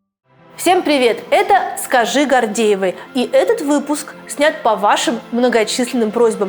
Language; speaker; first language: Russian; native; Russian